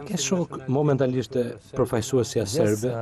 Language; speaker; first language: Albanian; native; Albanian